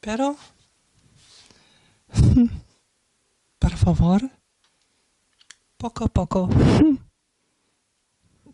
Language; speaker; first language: Spanish; non-native, learner; German